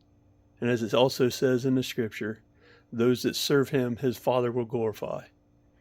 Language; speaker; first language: English; native; English